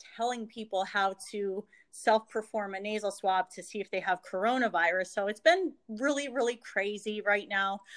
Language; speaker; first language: English; native; English